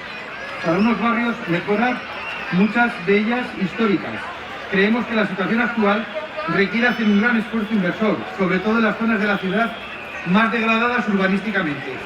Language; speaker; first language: Spanish; native; Spanish